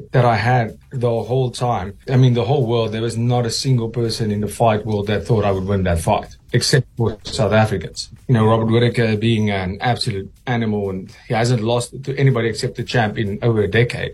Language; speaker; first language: English; non-native, local second language; Afrikaans